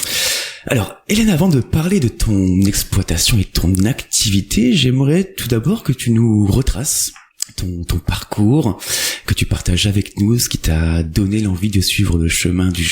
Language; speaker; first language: French; native; French